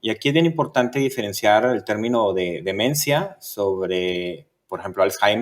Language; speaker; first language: Spanish; native; Spanish